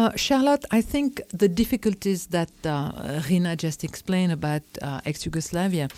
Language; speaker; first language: English; non-native, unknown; French